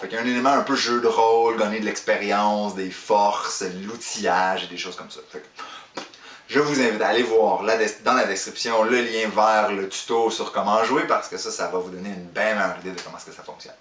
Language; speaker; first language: French; native; French